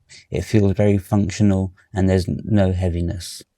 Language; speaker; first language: English; native; English